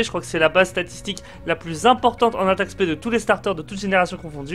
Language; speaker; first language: French; native; French